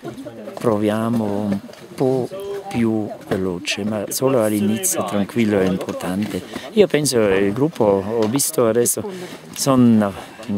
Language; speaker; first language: Italian; non-native, learner; German